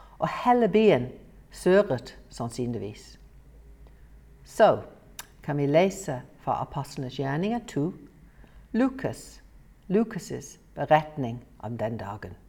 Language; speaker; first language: Norwegian; non-native, fluent; English